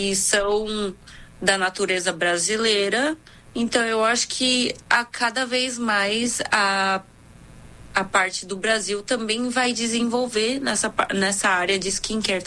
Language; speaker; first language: Portuguese; non-native, fluent; Korean